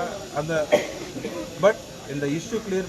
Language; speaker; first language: Tamil; non-native, local second language; Telugu